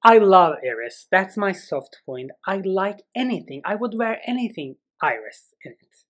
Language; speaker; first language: English; non-native, fluent; Turkish